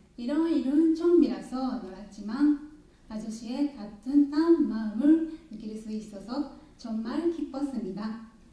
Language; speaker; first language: Korean; non-native, learner; Japanese